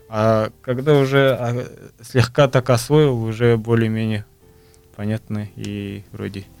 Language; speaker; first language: Russian; non-native, local second language; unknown